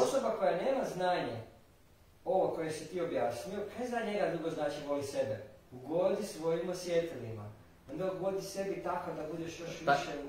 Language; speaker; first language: Croatian; native; Croatian